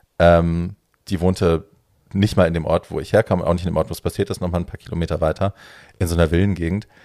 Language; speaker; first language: German; native; German